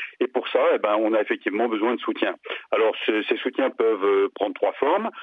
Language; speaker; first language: French; native; French